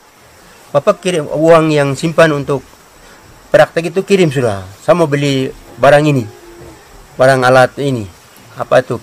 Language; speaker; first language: Indonesian; non-native, local second language; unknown